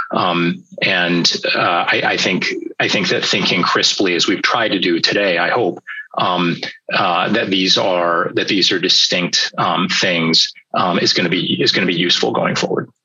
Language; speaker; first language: English; native; English